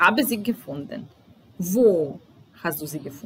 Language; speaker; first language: German; non-native, fluent; Serbian